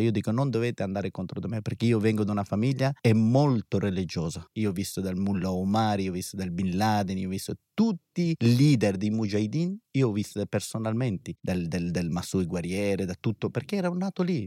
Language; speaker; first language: Italian; non-native, fluent; Persian